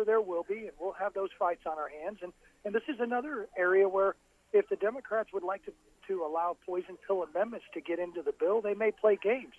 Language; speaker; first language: English; native; English